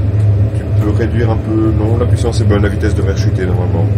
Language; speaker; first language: French; native; French